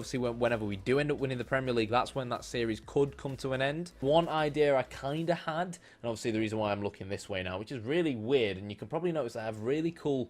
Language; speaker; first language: English; native; English